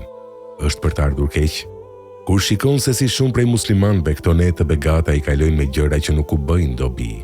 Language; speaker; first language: Albanian; native; Albanian